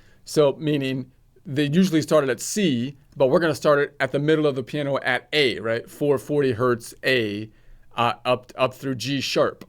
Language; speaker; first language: English; native; English